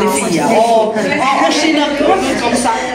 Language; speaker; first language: French; non-native, fluent; Chinese